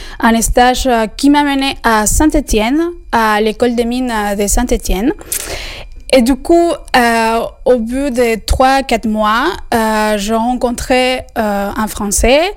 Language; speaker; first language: French; non-native, fluent; Spanish